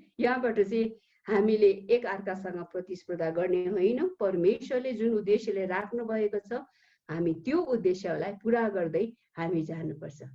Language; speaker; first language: Nepali; early bilingual, heritage; Nepali